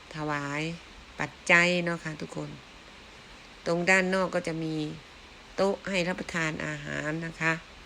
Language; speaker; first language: Thai; non-native, local second language; Northeastern Thai